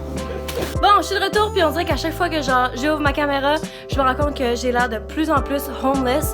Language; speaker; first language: French; native; French